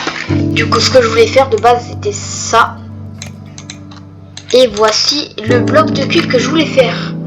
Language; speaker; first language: French; native; French